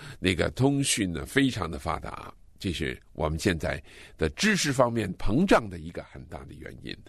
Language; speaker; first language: Chinese; native; Chinese